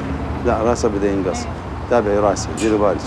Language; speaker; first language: Arabic; native; Arabic